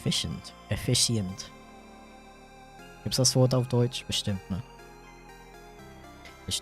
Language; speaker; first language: German; non-native, fluent; English